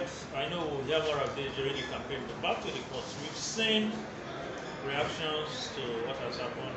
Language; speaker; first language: English; non-native, local second language; Igbo